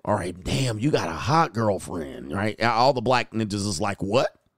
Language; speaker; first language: English; native; English